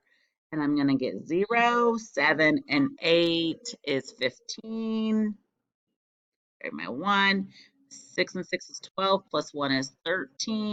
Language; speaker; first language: English; native; English